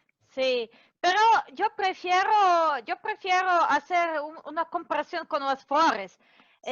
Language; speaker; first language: Spanish; non-native, fluent; Serbian